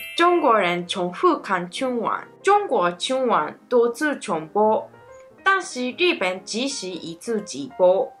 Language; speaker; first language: Chinese; non-native, fluent; Japanese